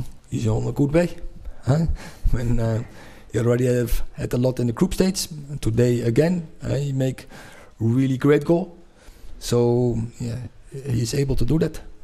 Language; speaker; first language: English; non-native, fluent; Dutch